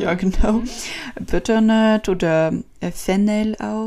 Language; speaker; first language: German; non-native, learner; French